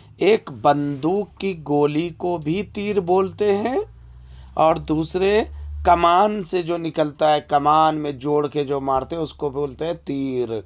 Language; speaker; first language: Urdu; native; Urdu